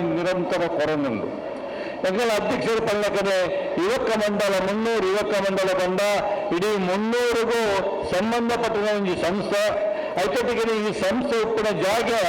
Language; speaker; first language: Kannada; non-native, local second language; Tulu